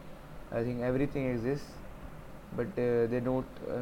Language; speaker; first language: English; non-native, local second language; Hindi